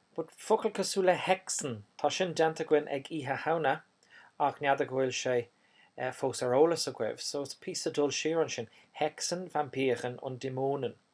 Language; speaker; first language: Irish; native; Irish